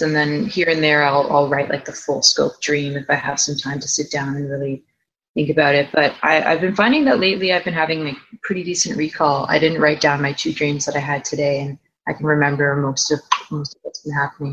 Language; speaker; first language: English; native; English